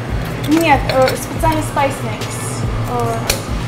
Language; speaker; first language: Russian; early bilingual, other home language; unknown